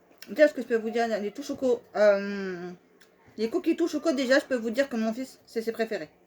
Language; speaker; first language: French; native; French